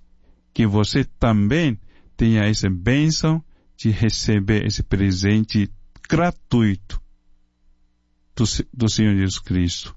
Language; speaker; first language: Portuguese; non-native, fluent; Chinese